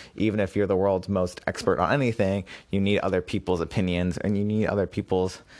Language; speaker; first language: English; native; English